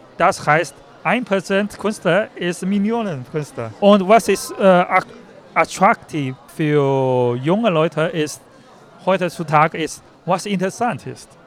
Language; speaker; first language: German; non-native, learner; Chinese